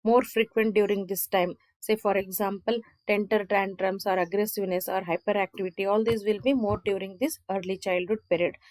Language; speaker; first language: English; non-native, local second language; Kannada